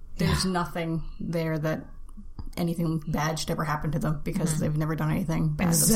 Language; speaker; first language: English; native; English